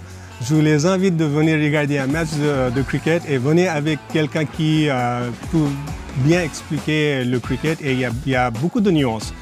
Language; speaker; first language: French; non-native, fluent; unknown